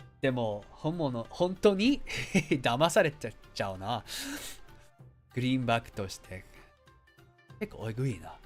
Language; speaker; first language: Japanese; non-native, learner; English